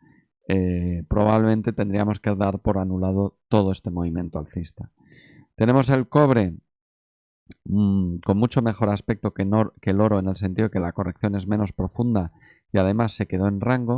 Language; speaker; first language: Spanish; native; Spanish